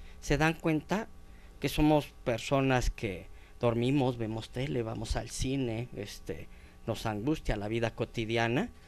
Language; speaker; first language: Spanish; native; Spanish